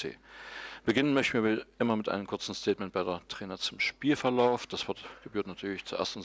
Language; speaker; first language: German; native; German